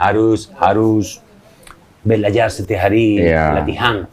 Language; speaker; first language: Indonesian; non-native, learner; Spanish